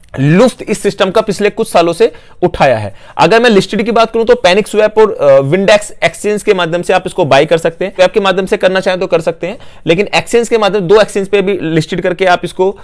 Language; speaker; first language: Hindi; native; Hindi